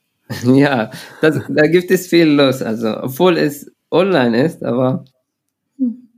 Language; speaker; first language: German; non-native, learner; Arabic